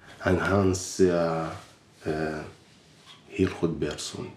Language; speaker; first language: Dutch; non-native, learner; Arabic